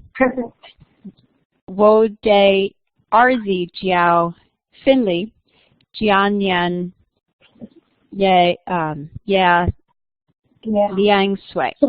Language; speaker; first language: Chinese; non-native, fluent; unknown